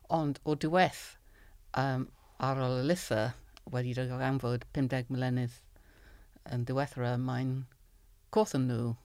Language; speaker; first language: Welsh; non-native, local second language; English